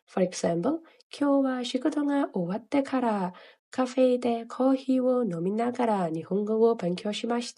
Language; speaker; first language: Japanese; non-native, fluent; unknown